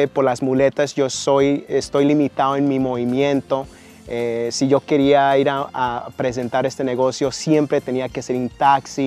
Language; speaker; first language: Spanish; early bilingual, heritage; Spanish